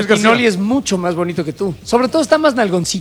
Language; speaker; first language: Spanish; native; Spanish